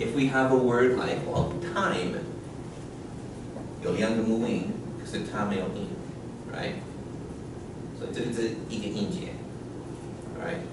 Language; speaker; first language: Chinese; non-native, learner; English